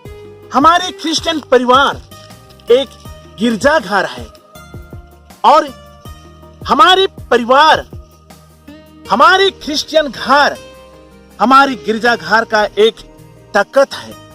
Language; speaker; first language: Hindi; non-native, local second language; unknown